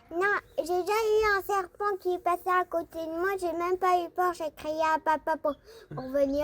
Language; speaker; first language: French; early bilingual, heritage; French